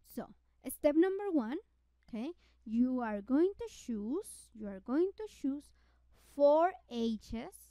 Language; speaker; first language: English; non-native, fluent; Spanish